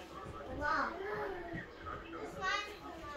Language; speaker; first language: German; early bilingual, other home language; Romanian